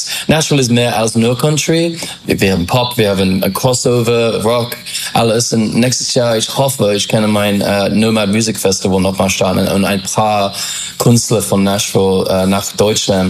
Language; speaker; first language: German; non-native, learner; English